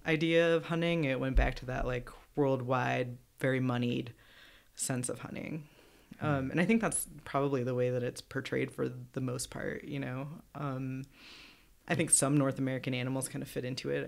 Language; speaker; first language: English; native; English